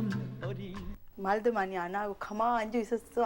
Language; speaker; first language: Korean; non-native, learner; Sinhala